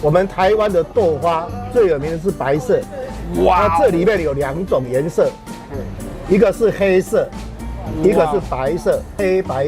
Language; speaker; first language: Chinese; native; Chinese